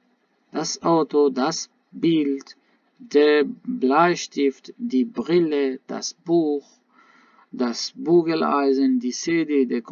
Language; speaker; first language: German; non-native, learner; Baluchi